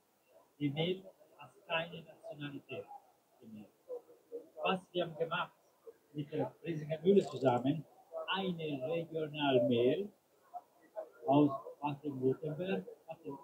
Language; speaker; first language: German; non-native, learner; Italian